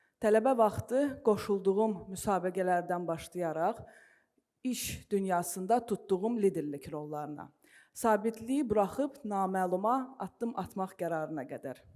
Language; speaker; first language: Azerbaijani; non-native, local second language; Russian